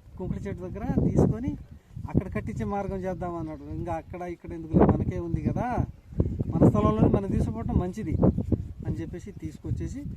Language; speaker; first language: Telugu; non-native, local second language; Lambadi